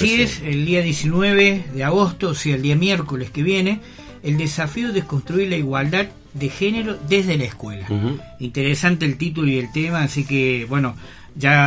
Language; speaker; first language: Spanish; native; Spanish